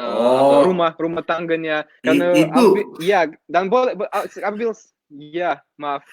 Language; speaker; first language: Indonesian; non-native, fluent; Russian